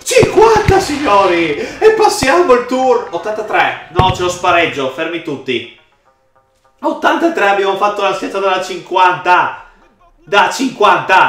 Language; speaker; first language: Italian; native; Italian